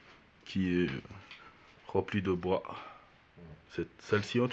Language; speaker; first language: French; native; French